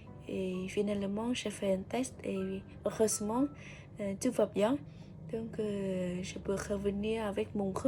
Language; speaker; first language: French; non-native, fluent; Vietnamese